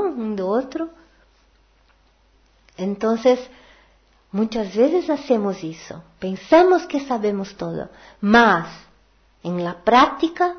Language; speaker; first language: Portuguese; non-native, learner; Spanish